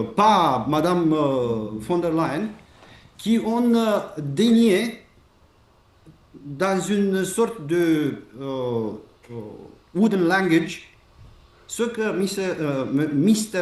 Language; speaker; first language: French; non-native, fluent; Romanian